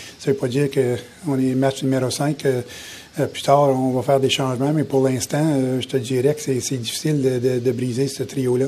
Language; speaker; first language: French; native; French